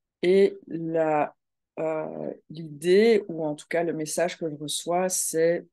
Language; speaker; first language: French; native; French